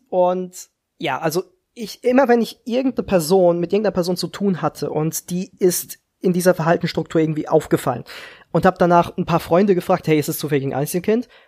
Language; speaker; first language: German; early bilingual, other home language; Czech